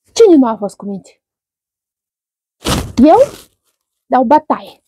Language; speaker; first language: Romanian; non-native, learner; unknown